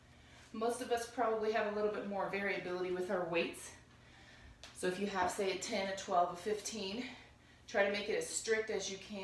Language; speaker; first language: English; native; English